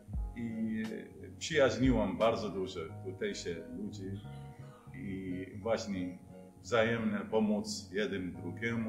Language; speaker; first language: Polish; non-native, fluent; Arabic